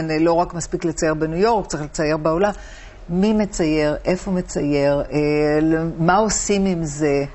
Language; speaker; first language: Hebrew; native; Hebrew